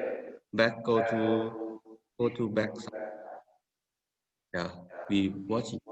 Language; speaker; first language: English; non-native, learner; Thai